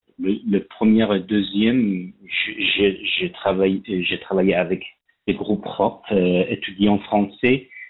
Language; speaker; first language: French; non-native, learner; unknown